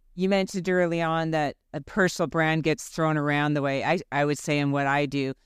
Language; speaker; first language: English; early bilingual, other home language; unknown